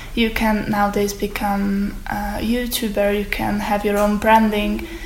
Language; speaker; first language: English; non-native, fluent; Hungarian